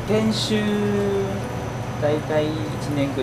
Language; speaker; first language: Japanese; non-native, learner; Chinese